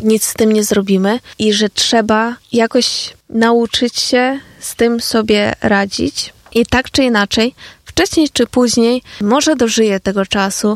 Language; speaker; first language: Polish; non-native, fluent; Ukrainian